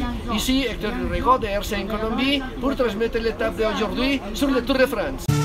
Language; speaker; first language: French; non-native, fluent; Spanish